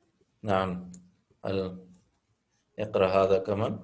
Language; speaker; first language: Arabic; non-native, fluent; Urdu